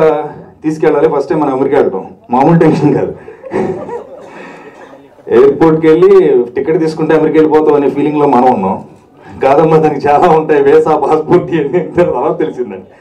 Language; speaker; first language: Telugu; native; Telugu